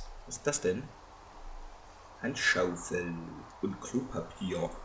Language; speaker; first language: German; native; German